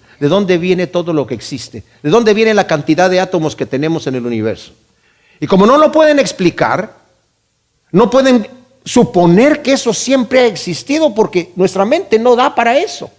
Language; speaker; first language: Spanish; native; Spanish